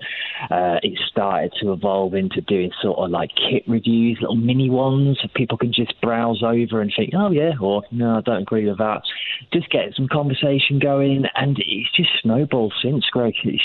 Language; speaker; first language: English; native; English